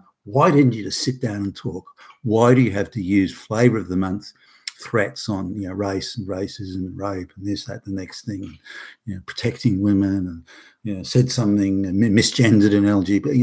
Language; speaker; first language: English; native; English